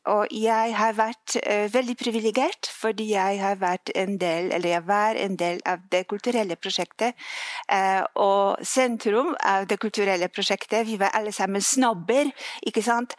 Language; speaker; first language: Norwegian; non-native, fluent; Polish